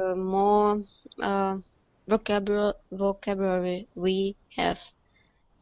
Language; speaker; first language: English; non-native, learner; Russian